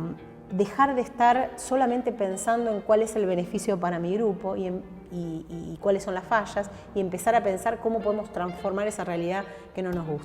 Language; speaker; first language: Spanish; native; Spanish